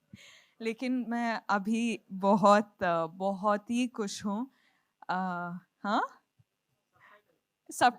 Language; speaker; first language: Hindi; non-native, local second language; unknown